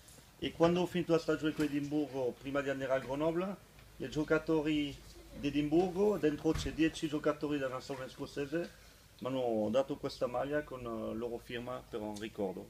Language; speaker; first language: Italian; non-native, fluent; French